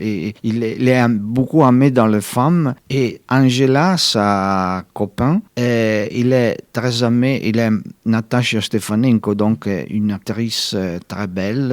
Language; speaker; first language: French; non-native, fluent; Italian